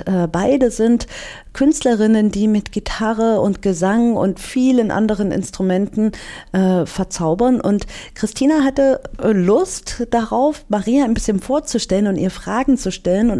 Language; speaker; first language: German; native; German